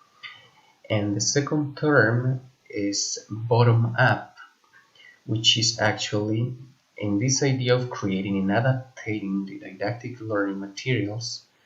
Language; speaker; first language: English; non-native, fluent; Spanish